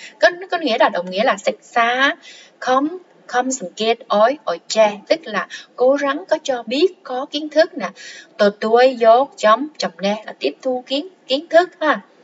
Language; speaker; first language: Vietnamese; non-native, local second language; Khmer